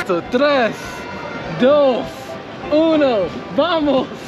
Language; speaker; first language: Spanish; non-native, learner; English